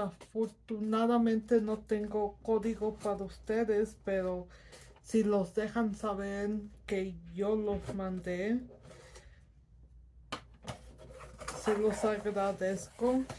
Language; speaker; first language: Spanish; early bilingual, heritage; Spanish